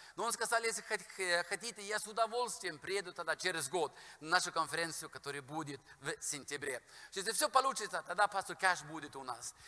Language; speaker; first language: Russian; non-native, fluent; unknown